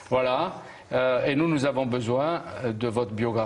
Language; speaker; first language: French; native; French